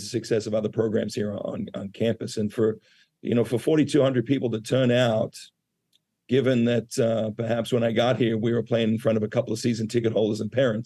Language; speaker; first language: English; native; English